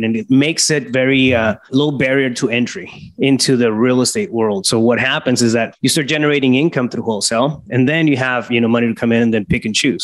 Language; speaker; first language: English; native; English